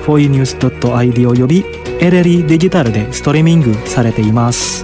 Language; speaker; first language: Japanese; non-native, fluent; Indonesian